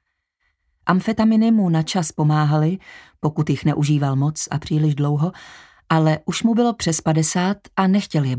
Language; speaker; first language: Czech; native; Czech